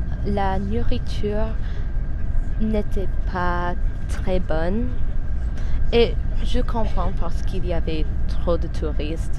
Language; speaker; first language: French; non-native, fluent; English